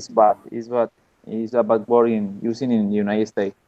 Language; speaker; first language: English; non-native, learner; Spanish